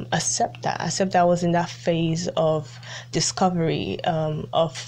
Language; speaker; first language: English; early bilingual, other home language; Italian